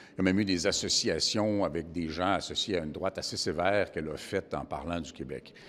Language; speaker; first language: French; native; French